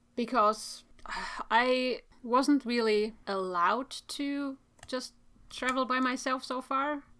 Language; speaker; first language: English; non-native, fluent; Czech